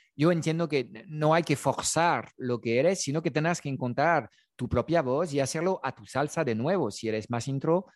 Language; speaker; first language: Spanish; non-native, fluent; French